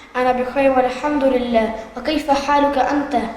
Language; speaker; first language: Arabic; non-native, learner; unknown